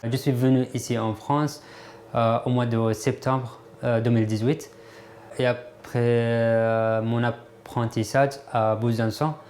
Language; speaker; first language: French; non-native, fluent; Arabic